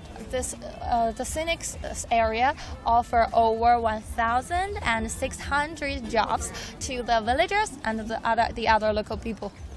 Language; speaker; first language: English; non-native, fluent; Chinese